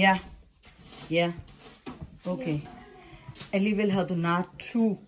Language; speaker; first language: Danish; non-native, fluent; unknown